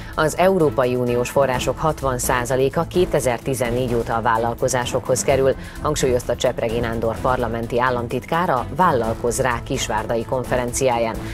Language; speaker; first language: Hungarian; native; Hungarian